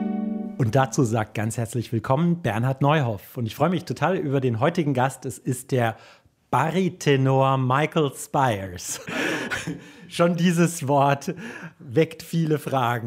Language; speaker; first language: German; native; German